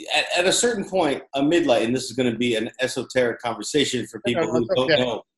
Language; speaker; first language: English; early bilingual, other home language; Filipino